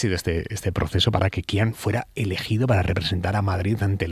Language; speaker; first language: Spanish; native; Spanish